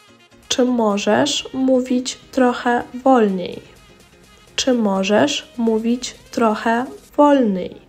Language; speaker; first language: Polish; non-native, fluent; Russian